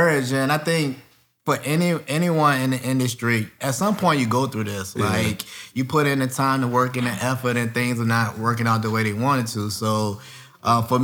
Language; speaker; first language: English; native; English